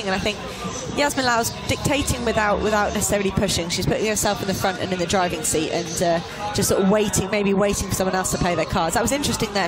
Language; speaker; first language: English; native; English